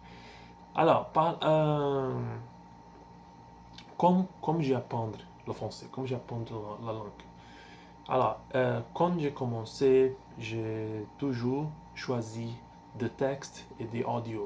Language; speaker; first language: French; non-native, learner; Portuguese